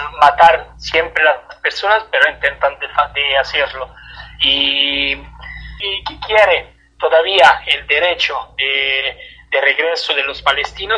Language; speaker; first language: Spanish; non-native, fluent; Italian